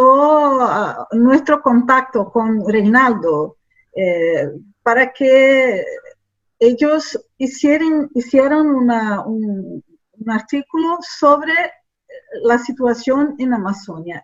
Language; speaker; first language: Spanish; non-native, fluent; Portuguese